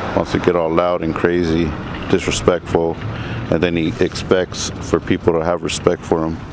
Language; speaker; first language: English; early bilingual, other home language; Spanish